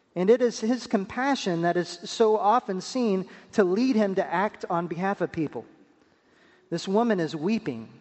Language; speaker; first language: English; native; English